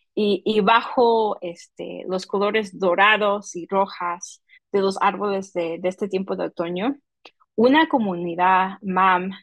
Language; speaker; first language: Spanish; early bilingual, heritage; Spanish